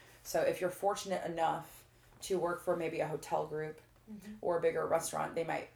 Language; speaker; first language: English; native; English